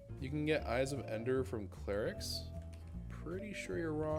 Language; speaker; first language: English; native; English